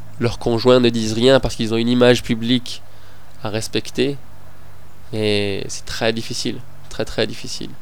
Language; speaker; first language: French; non-native, fluent; Persian